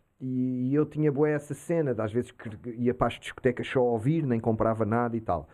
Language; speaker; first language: Portuguese; early bilingual, heritage; Portuguese